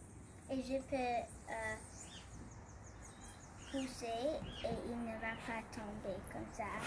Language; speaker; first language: French; non-native, learner; English